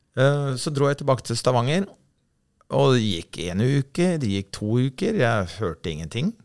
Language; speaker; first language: Norwegian; native; Norwegian